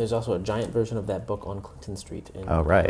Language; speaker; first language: English; native; English